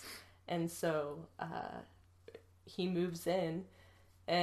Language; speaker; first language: English; native; English